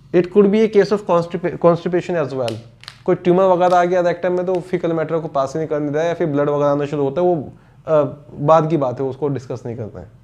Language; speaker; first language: Hindi; native; Hindi